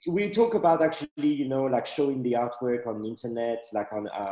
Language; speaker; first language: English; non-native, fluent; Malagasy